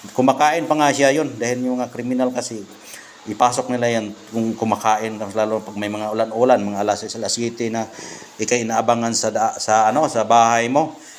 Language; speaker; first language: Filipino; non-native, local second language; Cebuano